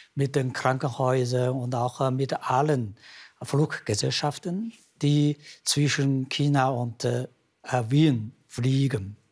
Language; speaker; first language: German; non-native, fluent; Chinese